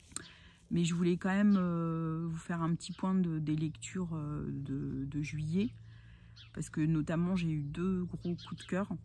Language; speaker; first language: French; native; French